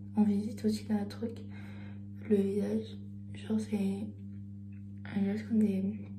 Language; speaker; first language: French; native; French